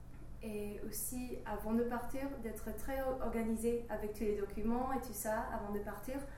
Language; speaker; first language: French; non-native, fluent; English